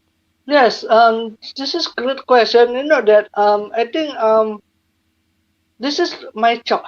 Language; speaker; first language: English; non-native, learner; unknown